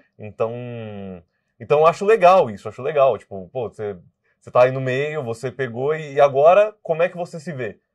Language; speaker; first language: Portuguese; native; Portuguese